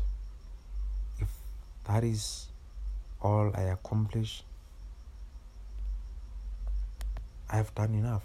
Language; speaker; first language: English; non-native, local second language; Northern Sotho